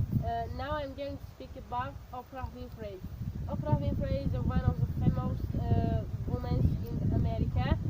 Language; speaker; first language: English; non-native, learner; Tajik